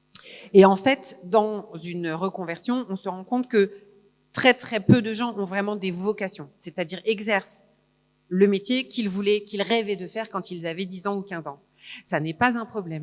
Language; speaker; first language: French; native; French